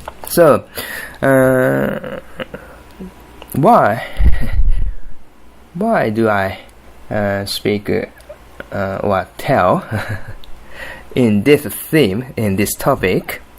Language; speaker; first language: English; non-native, learner; Japanese